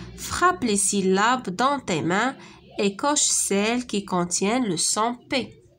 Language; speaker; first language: French; non-native, local second language; Arabic